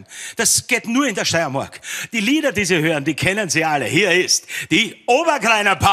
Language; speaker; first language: German; native; German